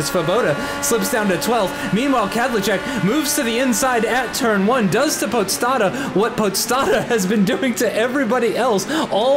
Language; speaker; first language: English; native; English